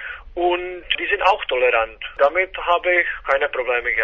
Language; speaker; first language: German; non-native, fluent; Czech